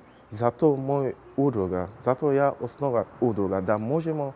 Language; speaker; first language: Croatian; non-native, learner; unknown